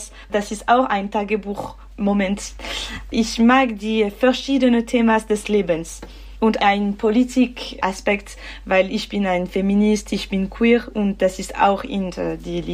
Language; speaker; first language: German; non-native, learner; French